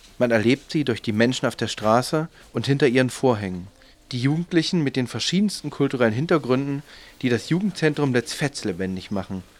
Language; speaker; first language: German; native; German